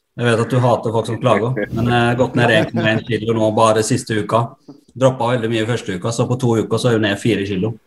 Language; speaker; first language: Norwegian; native; Norwegian